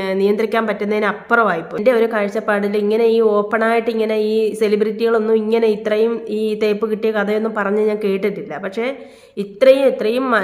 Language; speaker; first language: Malayalam; native; Malayalam